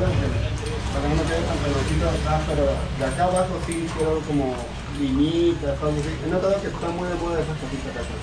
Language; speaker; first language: Spanish; native; Spanish